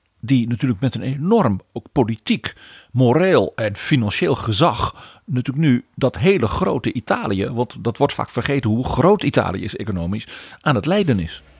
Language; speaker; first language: Dutch; native; Dutch